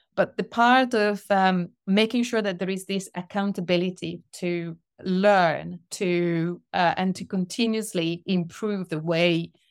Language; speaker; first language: English; non-native, fluent; Italian